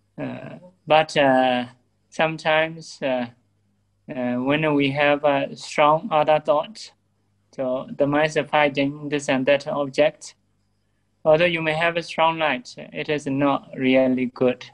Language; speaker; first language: English; non-native, learner; Burmese